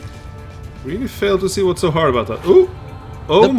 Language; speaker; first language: English; non-native, fluent; Norwegian